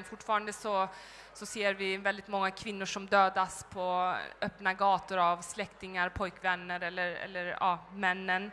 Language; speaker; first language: Swedish; early bilingual, other home language; Turkish